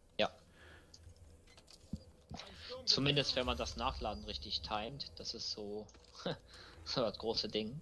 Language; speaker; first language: German; native; German